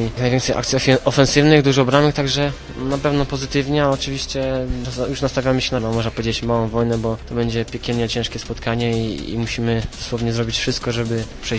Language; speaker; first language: Polish; native; Polish